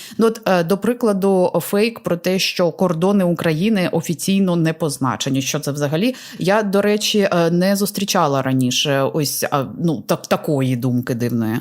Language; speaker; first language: Ukrainian; native; Ukrainian